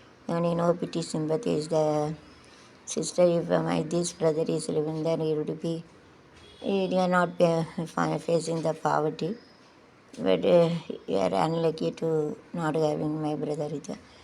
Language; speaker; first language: English; non-native, local second language; Tamil